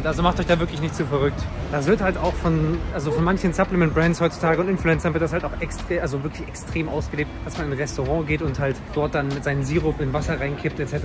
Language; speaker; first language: German; native; German